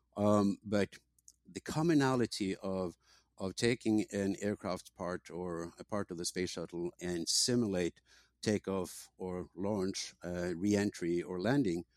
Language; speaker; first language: English; non-native, fluent; Norwegian